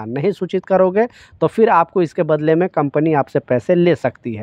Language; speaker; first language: Hindi; native; Hindi